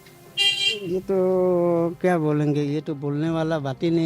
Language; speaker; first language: Hindi; non-native, local second language; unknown